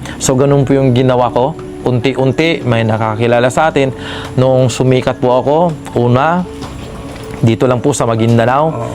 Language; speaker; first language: Filipino; non-native, local second language; Maguindanaon